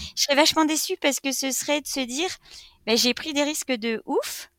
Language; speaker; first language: French; native; French